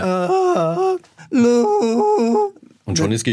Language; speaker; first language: German; native; German